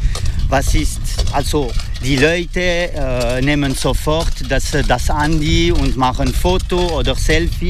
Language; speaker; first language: German; non-native, fluent; French